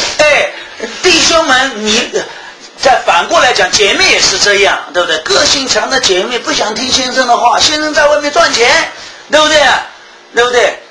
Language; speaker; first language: Chinese; early bilingual, heritage; Chinese